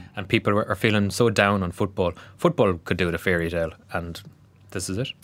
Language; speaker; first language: English; native; English